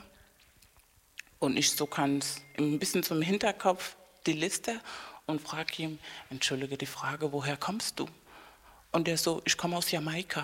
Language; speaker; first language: German; non-native, fluent; Spanish